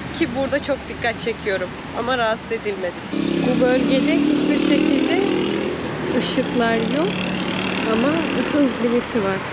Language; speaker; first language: Turkish; native; Turkish